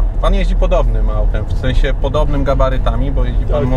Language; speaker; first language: Polish; native; Polish